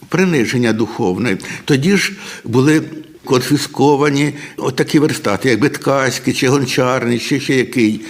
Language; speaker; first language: Ukrainian; native; Ukrainian